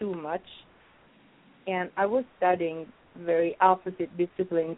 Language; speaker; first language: English; non-native, fluent; Italian